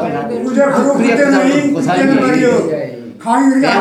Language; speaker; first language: Korean; native; Korean